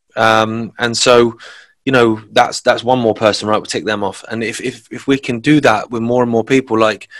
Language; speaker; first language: English; native; English